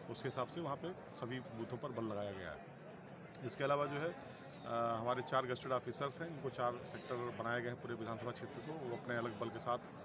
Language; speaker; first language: Hindi; native; Hindi